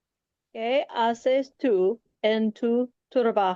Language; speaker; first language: Spanish; non-native, learner; English